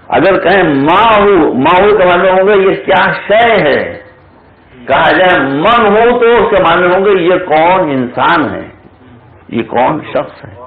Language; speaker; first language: Urdu; native; Urdu